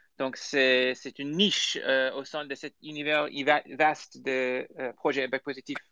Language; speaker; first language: French; non-native, fluent; English